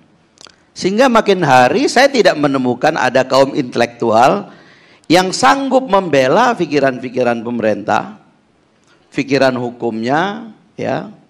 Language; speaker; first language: Indonesian; native; Indonesian